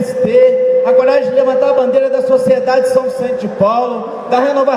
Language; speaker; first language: Portuguese; native; Portuguese